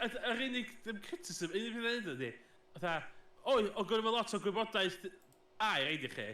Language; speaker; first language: Welsh; native; Welsh